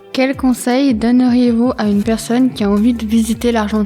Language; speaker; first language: French; native; French